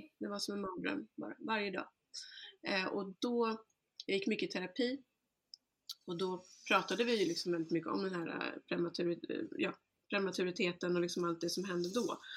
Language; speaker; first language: Swedish; early bilingual, other home language; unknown